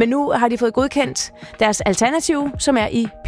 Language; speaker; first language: Danish; native; Danish